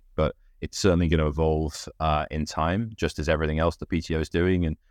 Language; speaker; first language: English; native; English